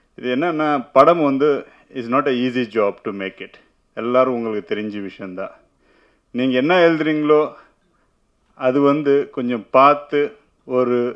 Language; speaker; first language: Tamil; non-native, learner; Telugu